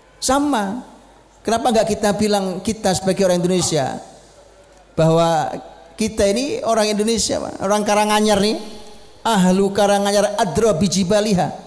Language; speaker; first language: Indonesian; native; Indonesian